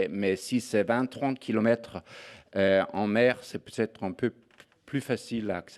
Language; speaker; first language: French; non-native, fluent; Danish